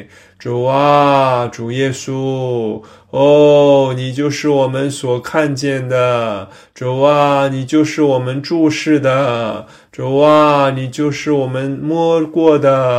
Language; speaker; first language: Chinese; native; Chinese